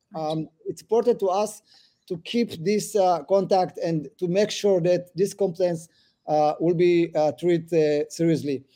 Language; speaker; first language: English; early bilingual, other home language; Amharic